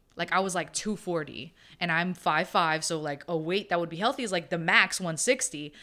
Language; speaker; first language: English; early bilingual, other home language; Spanish